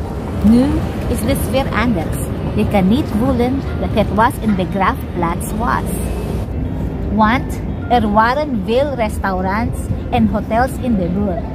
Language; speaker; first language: Dutch; non-native, learner; Filipino